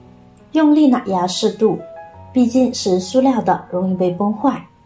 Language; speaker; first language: Chinese; native; Chinese